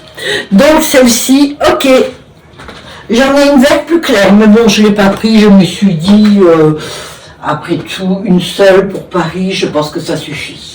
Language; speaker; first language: French; native; French